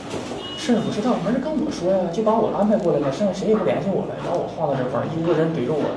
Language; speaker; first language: Chinese; native; Chinese